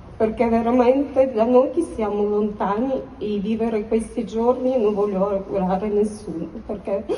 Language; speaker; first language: Italian; non-native, learner; Ukrainian